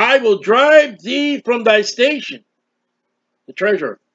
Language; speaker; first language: English; native; English